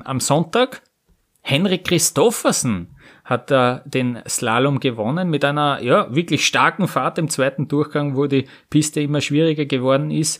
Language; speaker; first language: German; native; German